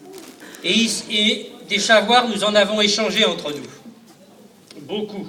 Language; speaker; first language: French; native; French